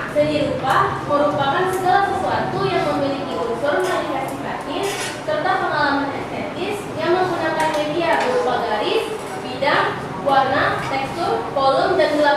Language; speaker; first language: Indonesian; native; Indonesian